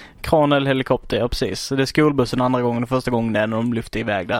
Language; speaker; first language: Swedish; native; Swedish